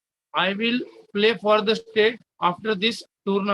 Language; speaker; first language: English; non-native, learner; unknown